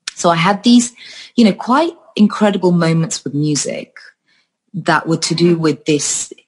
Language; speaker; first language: English; early bilingual, other home language; Georgian